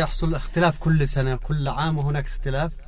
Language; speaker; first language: Arabic; native; Arabic